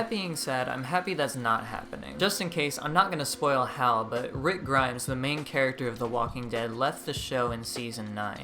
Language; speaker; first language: English; native; English